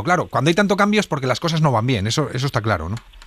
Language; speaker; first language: Spanish; native; Spanish